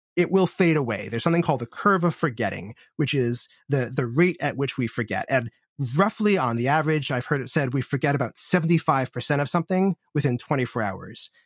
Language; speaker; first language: English; native; English